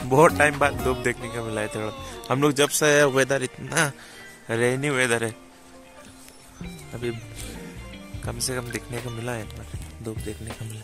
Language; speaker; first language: Hindi; non-native, local second language; Bangla